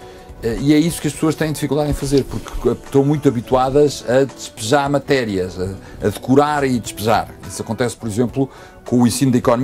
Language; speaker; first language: Portuguese; native; Portuguese